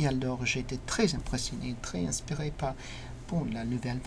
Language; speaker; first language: French; non-native, learner; English